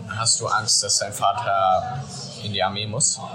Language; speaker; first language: German; native; German